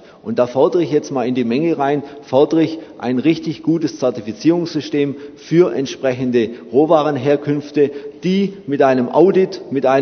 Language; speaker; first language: German; native; German